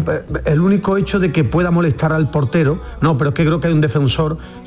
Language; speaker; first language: Spanish; native; Spanish